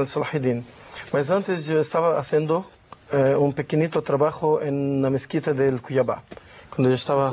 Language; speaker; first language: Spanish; non-native, learner; Portuguese